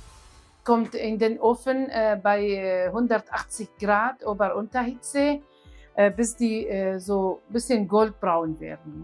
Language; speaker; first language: German; non-native, learner; Aramaic